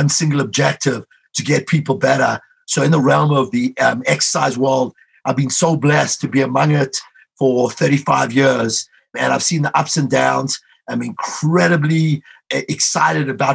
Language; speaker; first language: English; native; English